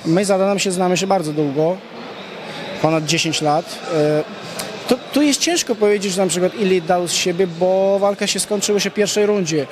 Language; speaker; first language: Polish; non-native, fluent; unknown